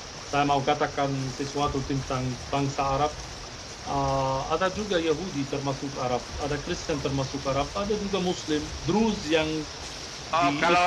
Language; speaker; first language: Indonesian; non-native, fluent; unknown